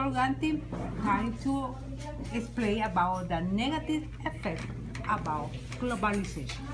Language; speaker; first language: English; non-native, learner; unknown